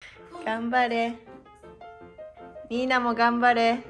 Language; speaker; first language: Japanese; native; Japanese